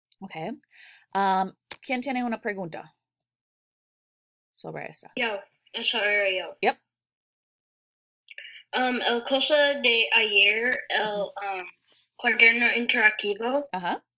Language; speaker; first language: Spanish; non-native, learner; English